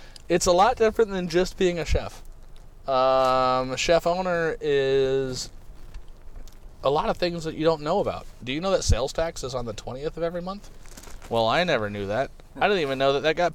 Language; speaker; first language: English; native; English